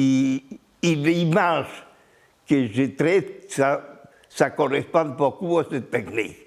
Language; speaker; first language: French; non-native, fluent; Spanish